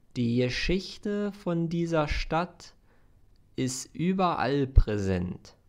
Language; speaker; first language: German; native; German